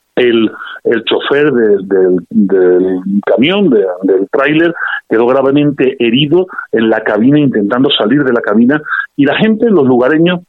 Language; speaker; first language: Spanish; native; Spanish